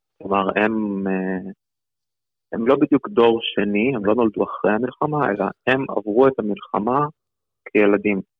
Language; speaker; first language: Hebrew; early bilingual, other home language; Russian